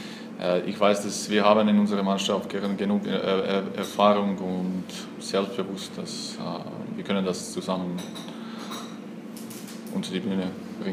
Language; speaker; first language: German; non-native, fluent; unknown